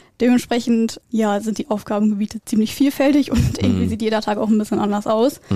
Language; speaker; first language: German; native; German